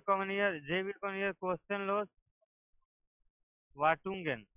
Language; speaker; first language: German; non-native, learner; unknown